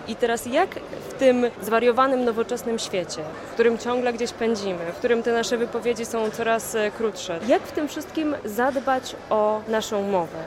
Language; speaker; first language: Polish; native; Polish